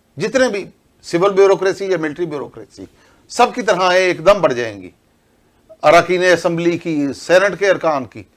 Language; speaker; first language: Urdu; non-native, local second language; Punjabi